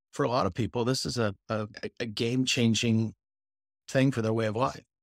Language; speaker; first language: English; native; English